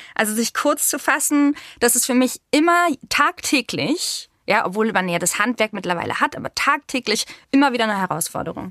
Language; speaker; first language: German; native; German